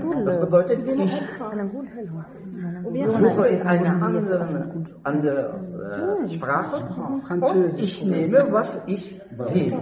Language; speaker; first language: German; non-native, learner; French